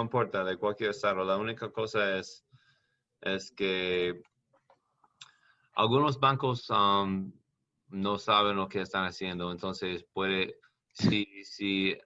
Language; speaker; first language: Spanish; non-native, learner; English